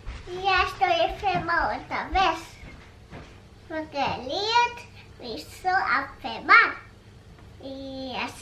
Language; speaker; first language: Spanish; early bilingual, heritage; Spanish